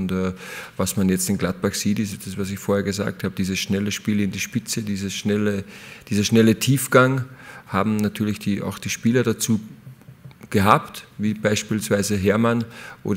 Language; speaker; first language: German; native; German